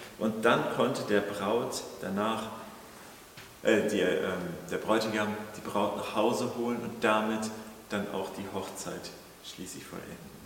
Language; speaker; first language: German; native; German